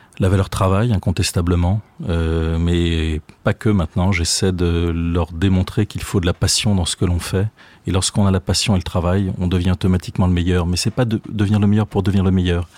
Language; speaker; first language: French; native; French